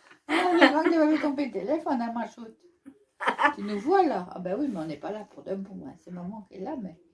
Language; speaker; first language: French; native; French